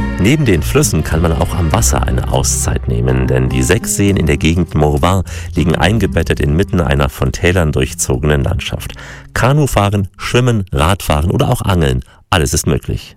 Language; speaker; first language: German; native; German